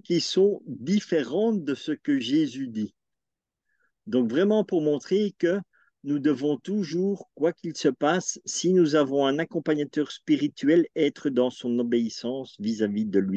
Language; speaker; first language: French; native; French